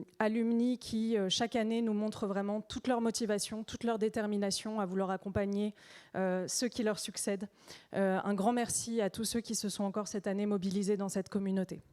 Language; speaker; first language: French; native; French